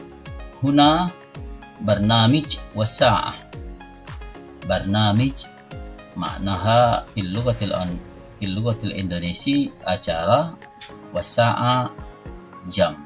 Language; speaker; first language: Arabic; non-native, fluent; Indonesian